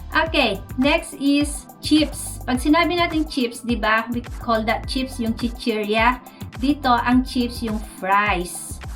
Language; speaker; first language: Filipino; native; Filipino